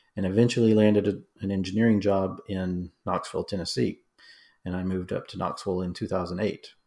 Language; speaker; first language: English; native; English